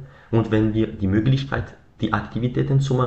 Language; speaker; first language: German; non-native, learner; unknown